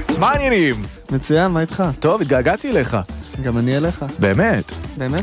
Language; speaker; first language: Hebrew; native; Hebrew